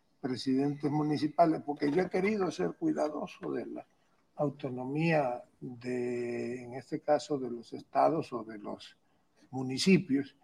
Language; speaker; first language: Spanish; native; Spanish